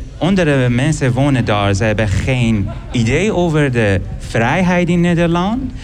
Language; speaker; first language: Dutch; non-native, learner; Persian